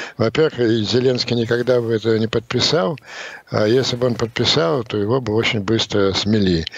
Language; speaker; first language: Russian; native; Russian